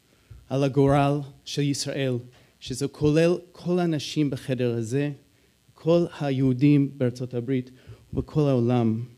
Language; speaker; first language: Hebrew; non-native, fluent; English